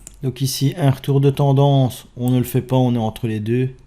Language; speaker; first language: French; native; French